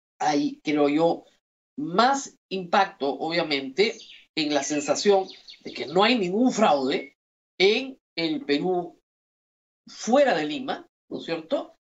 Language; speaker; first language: Spanish; native; Spanish